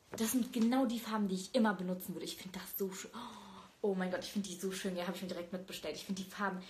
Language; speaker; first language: German; early bilingual, other home language; Turkish